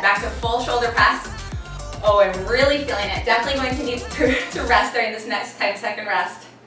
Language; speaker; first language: English; native; English